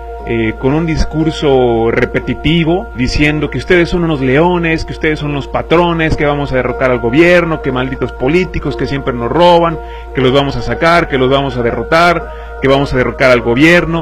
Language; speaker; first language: Spanish; native; Spanish